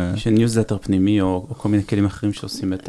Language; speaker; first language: Hebrew; native; Hebrew